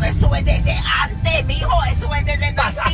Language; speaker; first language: Spanish; early bilingual, heritage; Spanish